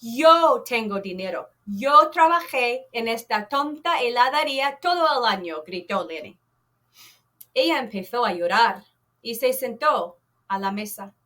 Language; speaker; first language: Spanish; non-native, fluent; English